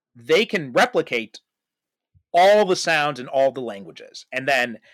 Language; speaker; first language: English; native; English